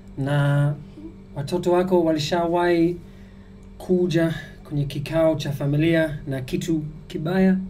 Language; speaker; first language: Swahili; non-native, fluent; English